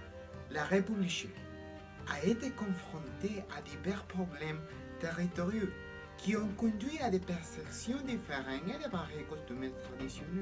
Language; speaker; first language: French; non-native, learner; Spanish